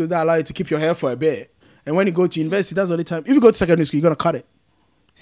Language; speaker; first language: English; non-native, local second language; Akan